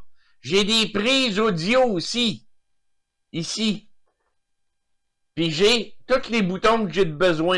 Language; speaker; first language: French; native; French